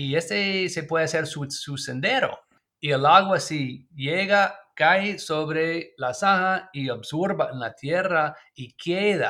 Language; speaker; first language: Spanish; non-native, learner; English